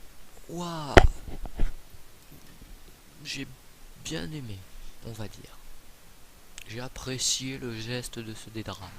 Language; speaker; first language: French; native; French